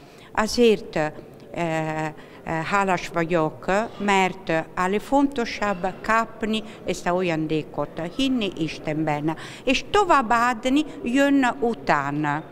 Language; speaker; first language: Hungarian; non-native, learner; Italian